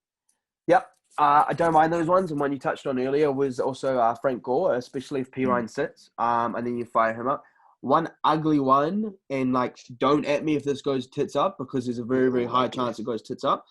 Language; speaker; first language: English; native; English